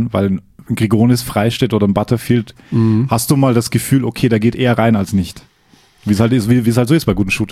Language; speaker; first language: German; native; German